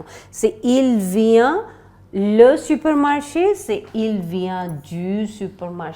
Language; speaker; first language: French; non-native, fluent; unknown